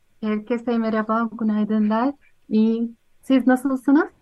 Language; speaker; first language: Turkish; non-native, learner; Arabic